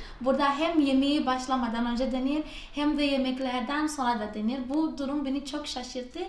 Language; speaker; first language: Turkish; non-native, fluent; Portuguese